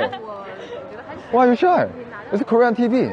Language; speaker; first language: English; non-native, fluent; Korean